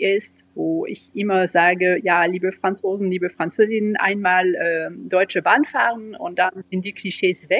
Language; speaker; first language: German; non-native, fluent; French